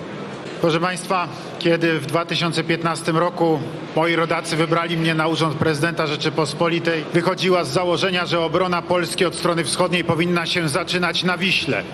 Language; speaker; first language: Polish; native; Polish